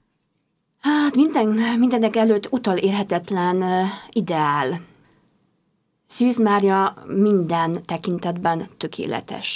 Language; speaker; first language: Hungarian; non-native, fluent; Polish